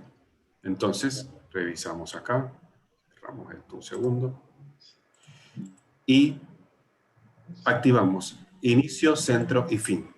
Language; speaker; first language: Spanish; native; Spanish